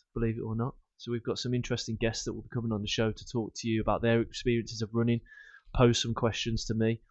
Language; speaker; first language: English; native; English